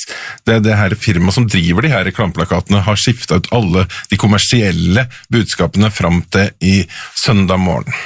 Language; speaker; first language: Norwegian; native; Norwegian